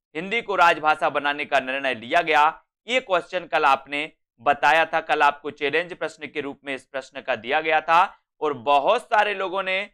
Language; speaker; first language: Hindi; native; Hindi